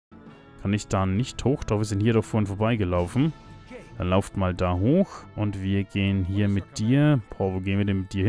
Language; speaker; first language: German; native; German